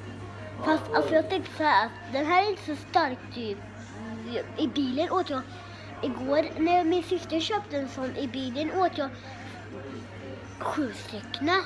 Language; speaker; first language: Swedish; early bilingual, other home language; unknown